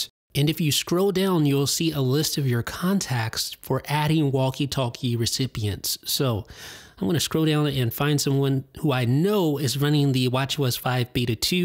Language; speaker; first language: English; native; English